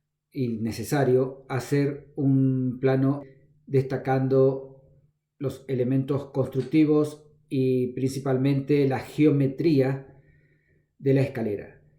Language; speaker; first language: Spanish; native; Spanish